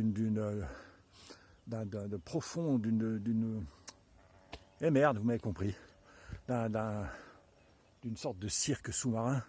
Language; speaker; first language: French; native; French